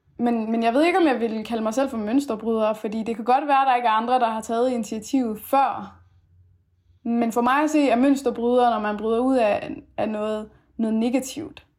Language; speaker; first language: Danish; early bilingual, other home language; Persian